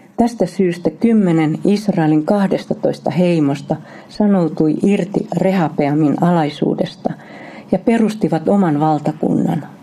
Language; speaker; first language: Finnish; native; Finnish